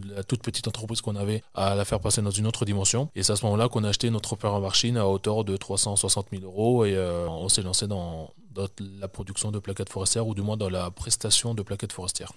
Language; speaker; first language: French; native; French